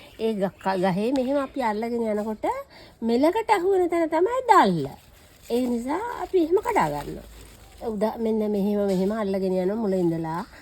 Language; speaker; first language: Sinhala; native; Sinhala